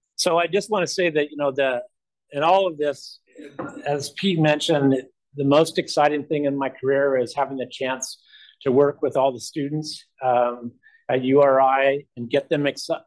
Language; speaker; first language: English; native; English